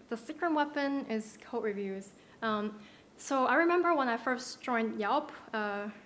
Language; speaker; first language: English; non-native, local second language; Cantonese